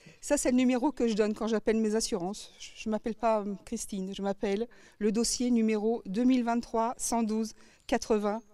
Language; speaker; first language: French; native; French